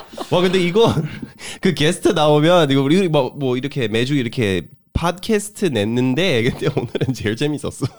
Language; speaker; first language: Korean; early bilingual, heritage; Korean